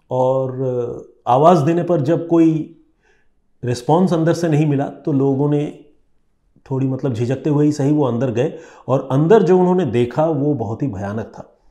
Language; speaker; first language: Hindi; non-native, local second language; Bangla